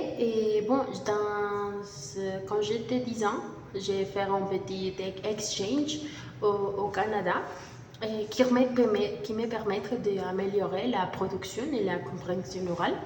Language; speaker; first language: French; non-native, learner; Spanish